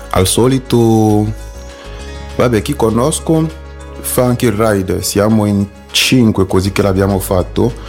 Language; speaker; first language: Italian; non-native, fluent; French